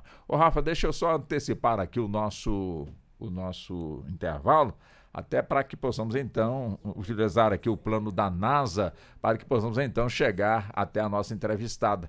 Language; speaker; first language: Portuguese; native; Portuguese